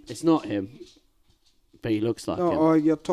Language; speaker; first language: English; native; English